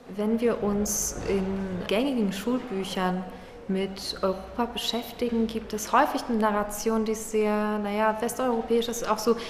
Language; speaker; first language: German; early bilingual, other home language; Polish